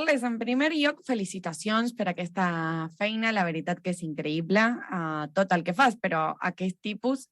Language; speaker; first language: Catalan; non-native, local second language; Spanish